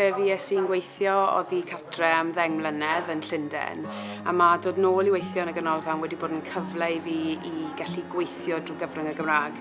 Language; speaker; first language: Welsh; non-native, local second language; English